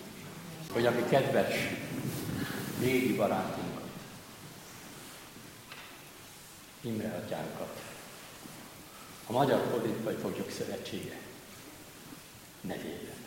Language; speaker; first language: Hungarian; native; Hungarian